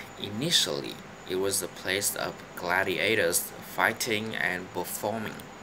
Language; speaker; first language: English; non-native, learner; Vietnamese